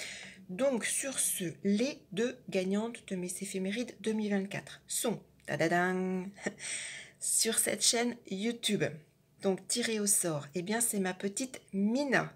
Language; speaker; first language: French; native; French